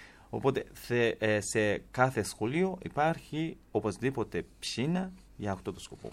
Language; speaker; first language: Greek; non-native, fluent; Japanese